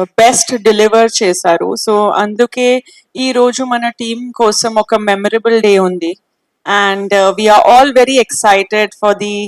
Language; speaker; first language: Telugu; non-native, fluent; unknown